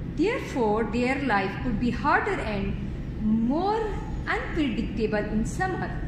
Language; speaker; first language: English; non-native, local second language; Urdu